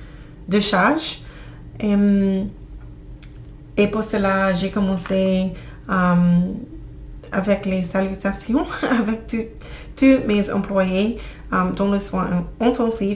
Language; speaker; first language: French; non-native, learner; English